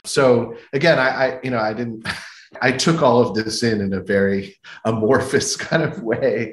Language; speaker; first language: English; native; English